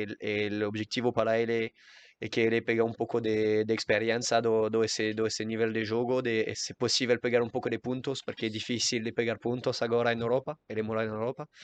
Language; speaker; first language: Portuguese; non-native, learner; French